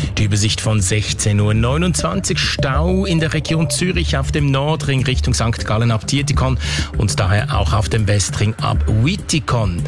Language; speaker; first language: German; native; German